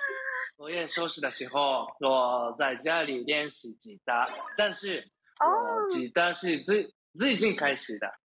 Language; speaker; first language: Chinese; non-native, learner; Japanese